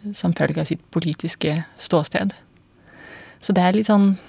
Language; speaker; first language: Norwegian; non-native, fluent; Russian